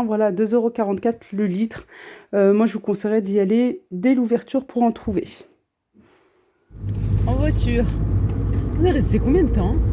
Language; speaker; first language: French; native; French